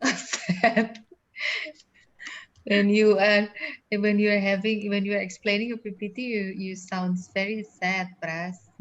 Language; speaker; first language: English; non-native, fluent; Indonesian